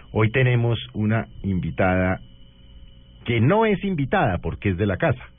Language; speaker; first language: Spanish; native; Spanish